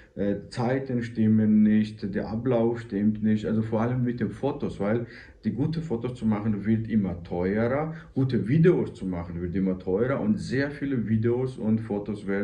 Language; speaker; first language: German; non-native, fluent; Georgian